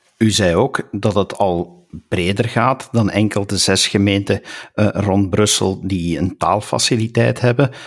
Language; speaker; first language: Dutch; native; Dutch